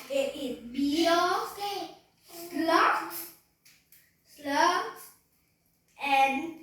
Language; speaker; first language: English; non-native, learner; Vietnamese